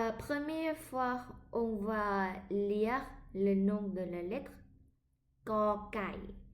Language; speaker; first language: French; non-native, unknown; Thai